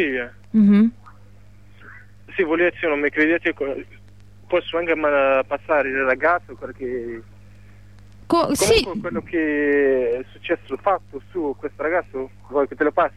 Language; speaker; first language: Italian; non-native, fluent; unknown